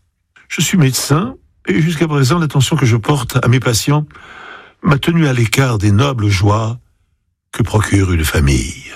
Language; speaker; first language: French; native; French